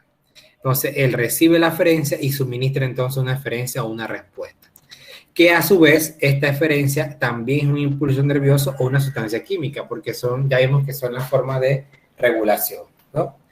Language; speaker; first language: Spanish; native; Spanish